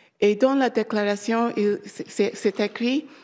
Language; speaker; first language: French; non-native, learner; English